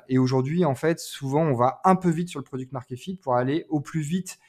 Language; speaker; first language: French; native; French